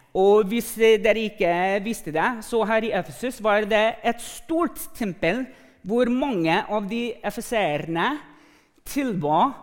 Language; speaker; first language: Norwegian; non-native, fluent; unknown